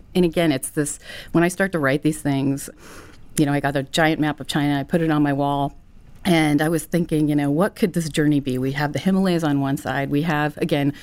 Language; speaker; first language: English; native; English